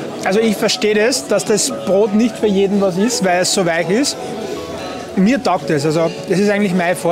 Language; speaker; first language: German; native; German